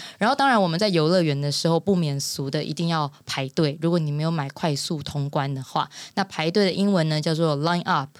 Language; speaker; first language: Chinese; native; Chinese